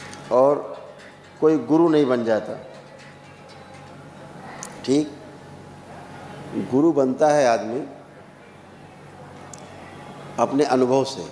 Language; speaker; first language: Hindi; native; Hindi